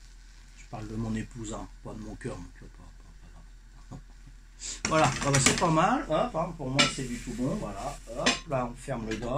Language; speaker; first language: French; native; French